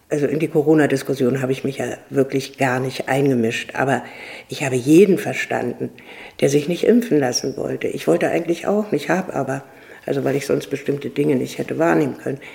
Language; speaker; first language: German; native; German